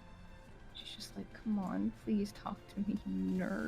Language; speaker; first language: English; native; English